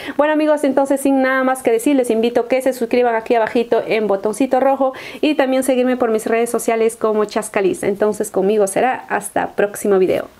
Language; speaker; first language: Spanish; native; Spanish